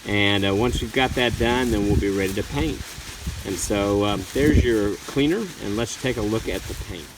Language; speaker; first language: English; native; English